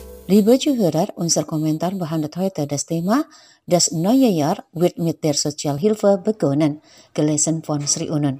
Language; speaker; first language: German; non-native, fluent; Indonesian